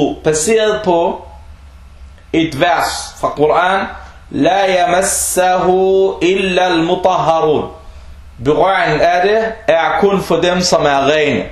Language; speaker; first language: Danish; early bilingual, other home language; Arabic